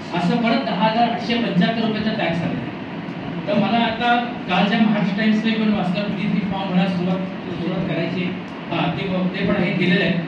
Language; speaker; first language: Marathi; native; Marathi